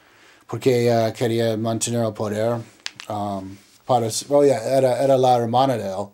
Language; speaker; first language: Spanish; non-native, learner; English